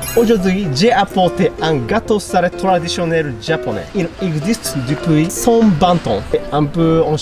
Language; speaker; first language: French; non-native, fluent; Japanese